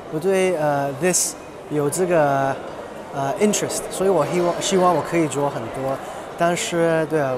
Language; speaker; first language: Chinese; non-native, learner; Cantonese